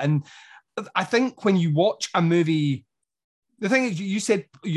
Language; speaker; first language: English; native; English